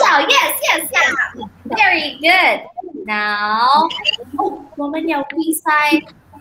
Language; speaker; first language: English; non-native, fluent; Chinese